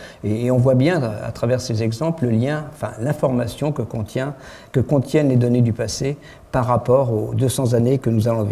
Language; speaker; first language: French; native; French